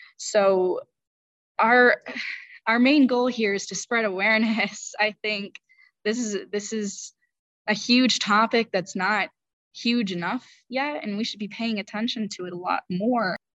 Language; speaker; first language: English; native; English